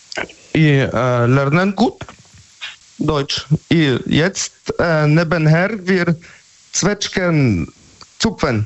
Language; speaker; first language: German; non-native, learner; Polish